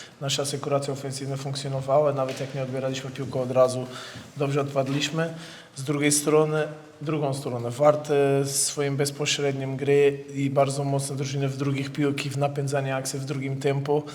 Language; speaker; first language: Polish; non-native, fluent; Portuguese